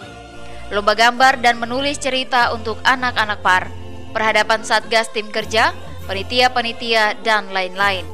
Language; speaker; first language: Indonesian; native; Indonesian